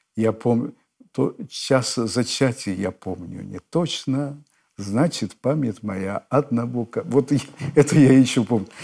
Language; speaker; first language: Russian; non-native, fluent; Spanish